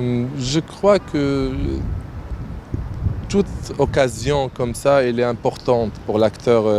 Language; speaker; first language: French; non-native, local second language; Arabic